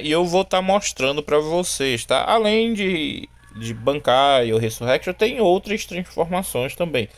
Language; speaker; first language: Portuguese; native; Portuguese